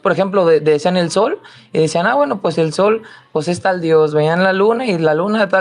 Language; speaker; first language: Spanish; native; Spanish